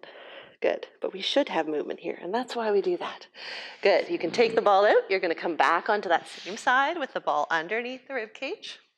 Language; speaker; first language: English; native; English